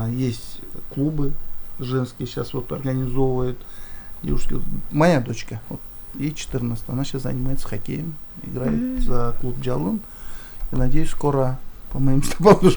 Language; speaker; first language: Russian; non-native, local second language; Kyrgyz